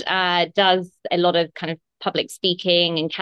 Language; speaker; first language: English; native; English